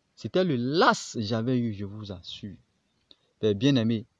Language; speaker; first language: French; non-native, local second language; Baoulé